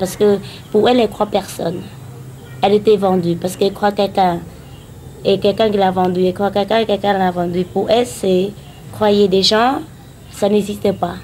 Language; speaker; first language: French; non-native, learner; Khmer